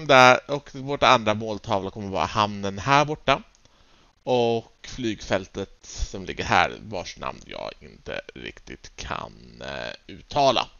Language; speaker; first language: Swedish; native; Swedish